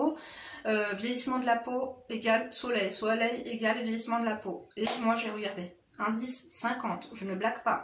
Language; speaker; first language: French; native; French